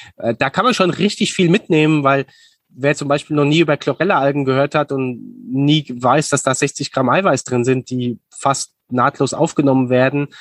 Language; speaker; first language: German; native; German